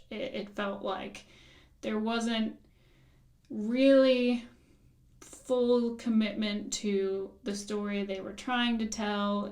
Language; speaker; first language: English; native; English